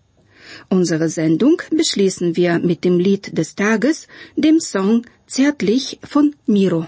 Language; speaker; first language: German; non-native, fluent; Bulgarian